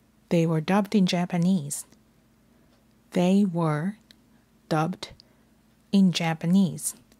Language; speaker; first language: English; non-native, fluent; Japanese